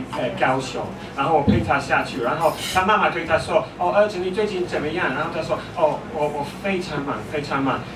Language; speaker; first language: Chinese; non-native, fluent; English